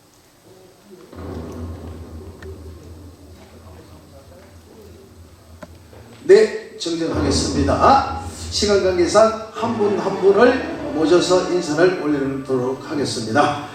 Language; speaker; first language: Korean; native; Korean